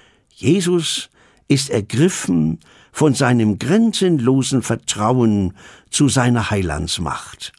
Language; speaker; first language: German; native; German